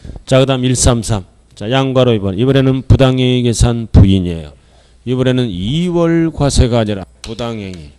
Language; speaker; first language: Korean; native; Korean